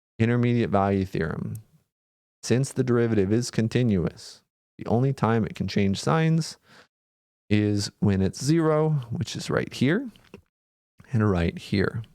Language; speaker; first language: English; native; English